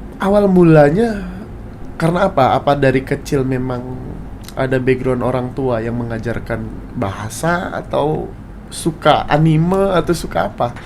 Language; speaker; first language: Indonesian; native; Indonesian